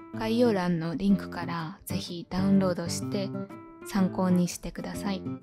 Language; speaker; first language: Japanese; native; Japanese